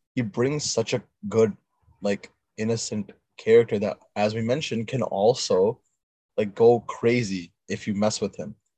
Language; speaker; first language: English; early bilingual, other home language; Telugu